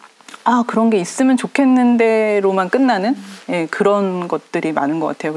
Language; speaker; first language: Korean; native; Korean